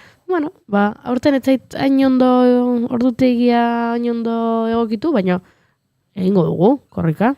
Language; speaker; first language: Basque; native; Basque